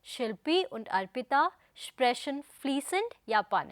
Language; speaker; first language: German; non-native, fluent; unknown